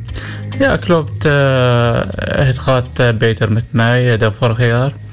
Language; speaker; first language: Dutch; non-native, learner; Arabic